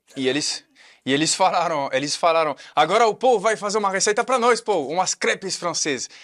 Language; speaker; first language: Portuguese; non-native, fluent; French